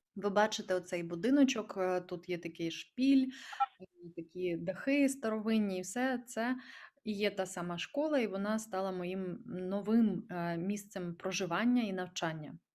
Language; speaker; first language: Ukrainian; native; Ukrainian